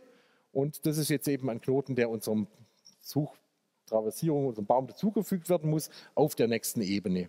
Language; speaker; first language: German; native; German